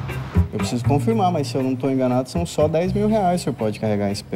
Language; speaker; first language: Portuguese; native; Portuguese